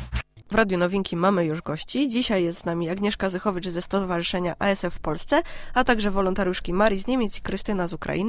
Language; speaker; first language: Polish; native; Polish